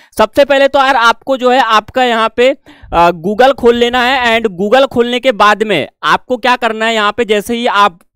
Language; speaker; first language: Hindi; native; Hindi